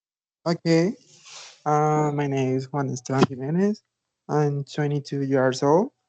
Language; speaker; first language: English; non-native, learner; Spanish